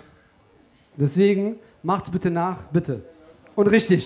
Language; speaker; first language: German; early bilingual, other home language; Turkish